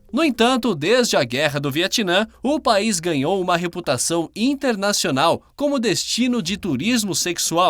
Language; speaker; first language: Portuguese; native; Portuguese